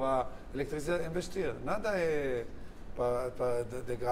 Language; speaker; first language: Portuguese; non-native, learner; Hebrew